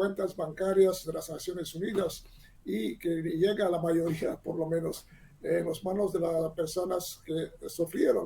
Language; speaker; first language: Spanish; non-native, learner; Hebrew